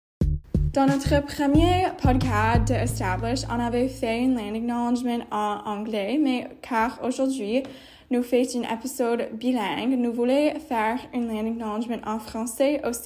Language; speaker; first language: French; non-native, local second language; English